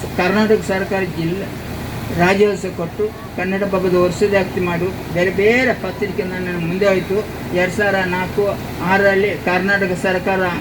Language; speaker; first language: Kannada; native; Kannada